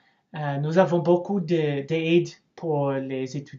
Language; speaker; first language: French; non-native, learner; English